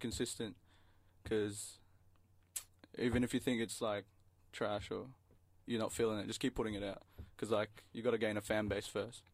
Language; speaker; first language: English; non-native, local second language; Filipino